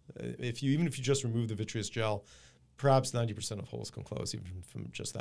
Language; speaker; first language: English; native; English